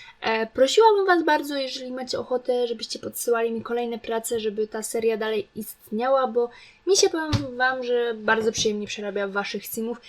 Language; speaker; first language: Polish; native; Polish